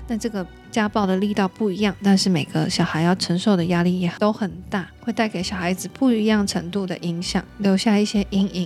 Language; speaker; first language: Chinese; native; Chinese